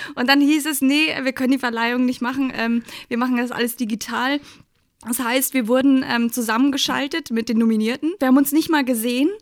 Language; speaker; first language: German; native; German